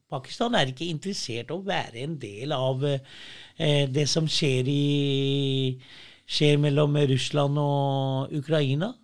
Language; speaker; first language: Norwegian; early bilingual, other home language; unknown